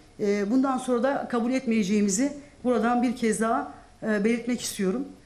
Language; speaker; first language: Turkish; non-native, local second language; Zaza